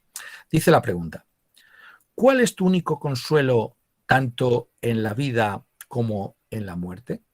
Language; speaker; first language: Spanish; native; Spanish